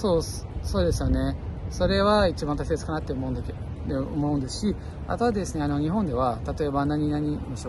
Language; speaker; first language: Japanese; non-native, fluent; Portuguese